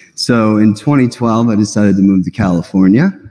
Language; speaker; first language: English; native; English